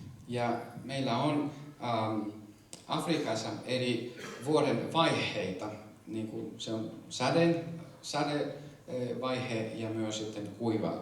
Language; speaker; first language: Finnish; non-native, fluent; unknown